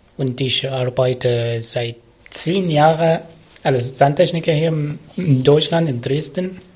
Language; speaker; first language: German; non-native, learner; Arabic